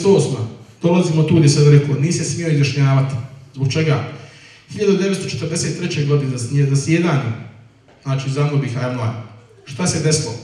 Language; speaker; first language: Bosnian; native; Bosnian